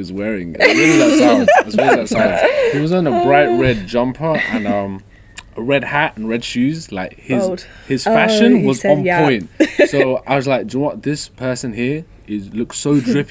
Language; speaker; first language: English; native; English